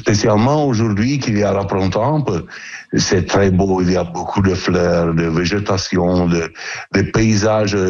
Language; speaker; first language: French; non-native, learner; Italian